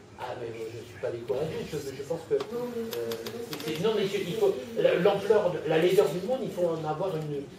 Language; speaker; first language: French; native; French